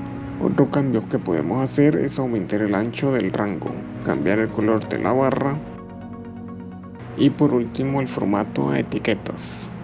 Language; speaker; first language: Spanish; native; Spanish